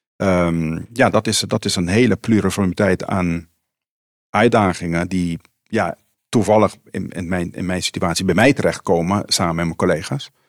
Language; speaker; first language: Dutch; non-native, local second language; Papiamento